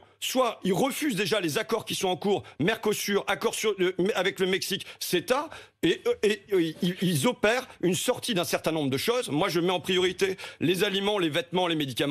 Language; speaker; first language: French; native; French